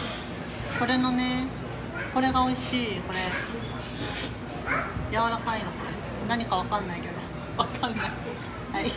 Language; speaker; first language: Japanese; native; Japanese